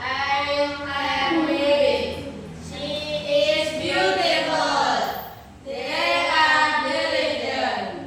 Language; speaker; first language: English; non-native, learner; Indonesian